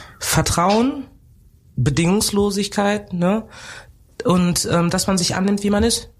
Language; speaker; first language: German; early bilingual, other home language; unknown